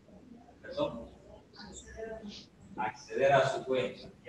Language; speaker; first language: Spanish; native; Spanish